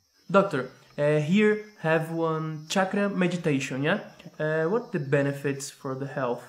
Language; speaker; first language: English; non-native, learner; Portuguese